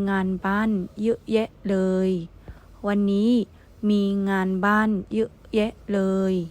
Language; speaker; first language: Thai; non-native, fluent; Burmese